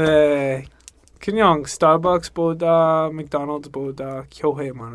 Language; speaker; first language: Korean; non-native, learner; English